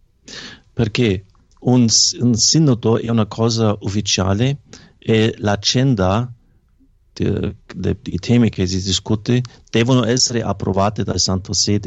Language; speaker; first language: Italian; non-native, fluent; German